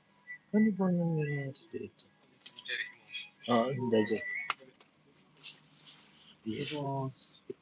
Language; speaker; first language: Japanese; non-native, learner; Filipino